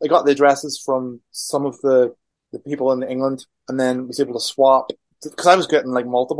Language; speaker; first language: English; native; English